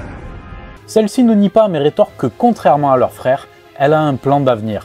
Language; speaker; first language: French; native; French